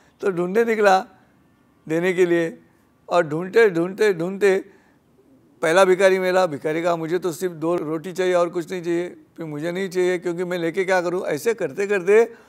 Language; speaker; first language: Hindi; non-native, local second language; Marathi